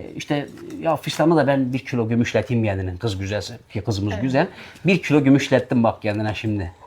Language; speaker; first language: Turkish; native; Turkish